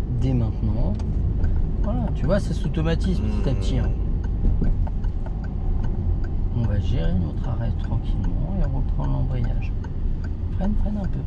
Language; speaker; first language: French; native; French